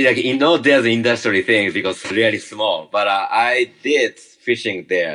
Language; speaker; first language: English; non-native, learner; Japanese